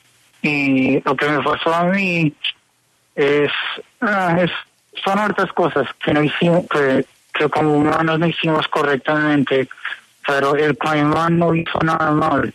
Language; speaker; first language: Spanish; early bilingual, heritage; Spanish